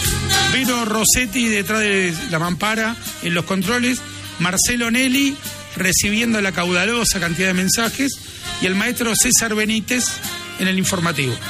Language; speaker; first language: Spanish; native; Spanish